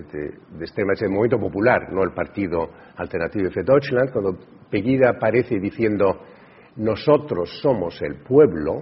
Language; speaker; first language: Spanish; native; Spanish